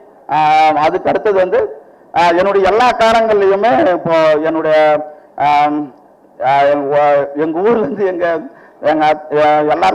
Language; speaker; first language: Tamil; native; Tamil